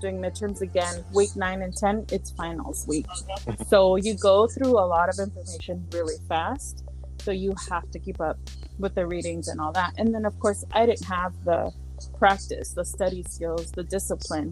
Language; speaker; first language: English; early bilingual, other home language; Spanish